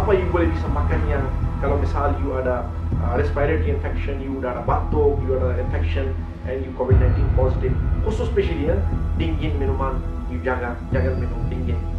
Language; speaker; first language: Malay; non-native, learner; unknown